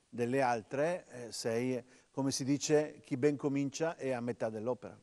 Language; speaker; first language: Italian; native; Italian